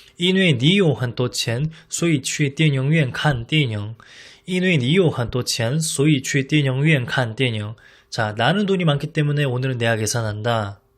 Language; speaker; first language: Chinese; non-native, fluent; Korean